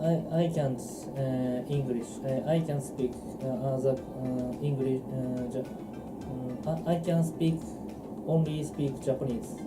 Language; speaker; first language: English; non-native, learner; Japanese